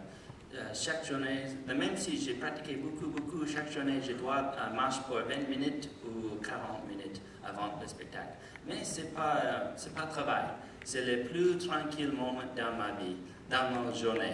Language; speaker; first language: French; non-native, learner; English